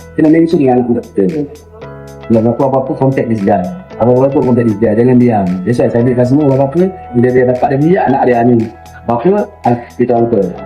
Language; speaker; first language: Malay; native; Malay